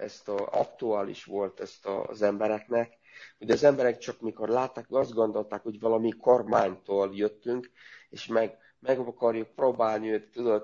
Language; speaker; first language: Hungarian; non-native, learner; Romanian